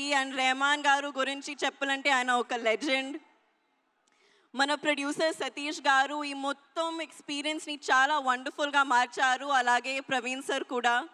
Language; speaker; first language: Telugu; non-native, learner; Hindi